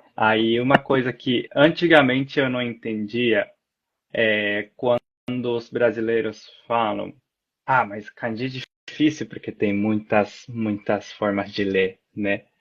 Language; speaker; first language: Portuguese; non-native, fluent; Japanese